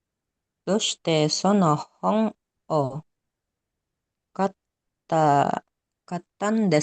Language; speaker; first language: Japanese; non-native, learner; Indonesian